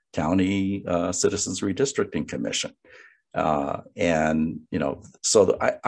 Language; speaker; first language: English; native; English